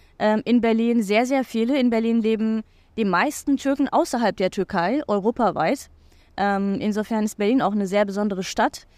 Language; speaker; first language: German; non-native, fluent; Turkish